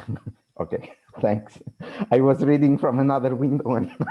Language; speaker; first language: English; non-native, fluent; Italian